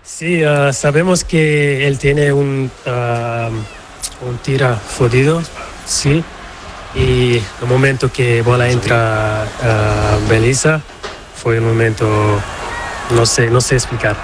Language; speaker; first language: Spanish; non-native, learner; Portuguese